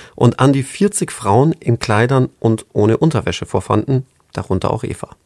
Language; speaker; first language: German; non-native, fluent; English